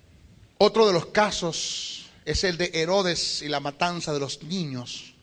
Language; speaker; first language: Spanish; native; Spanish